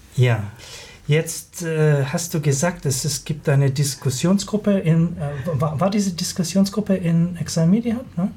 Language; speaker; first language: German; native; German